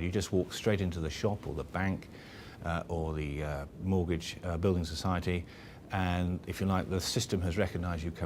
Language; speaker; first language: English; native; English